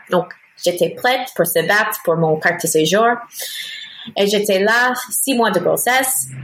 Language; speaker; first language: French; non-native, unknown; English